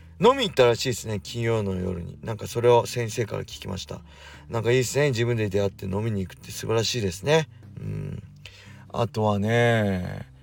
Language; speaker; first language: Japanese; native; Japanese